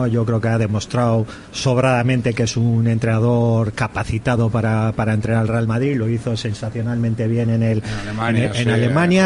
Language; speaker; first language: Spanish; native; Spanish